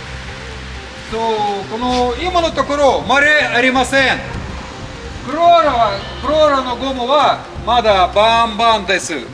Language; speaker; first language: Japanese; non-native, fluent; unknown